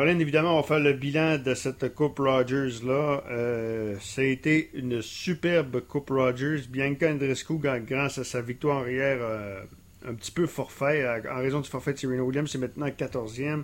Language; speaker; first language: French; native; French